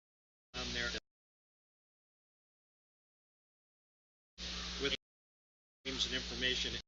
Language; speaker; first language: English; native; English